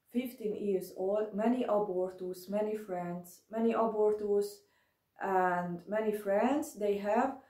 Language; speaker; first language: English; non-native, learner; German